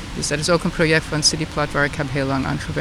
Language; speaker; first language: Dutch; non-native, fluent; English